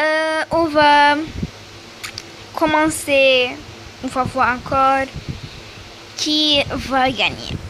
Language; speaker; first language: French; non-native, learner; Arabic